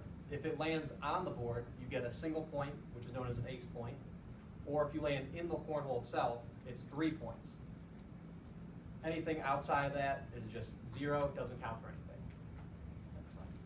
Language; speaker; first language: English; native; English